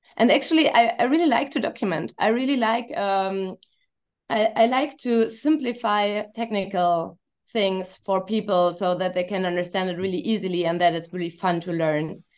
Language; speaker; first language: English; non-native, fluent; German